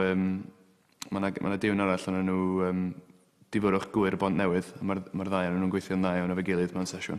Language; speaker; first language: Welsh; native; Welsh